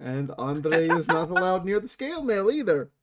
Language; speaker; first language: English; native; English